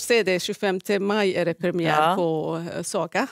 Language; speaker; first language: Swedish; non-native, fluent; Persian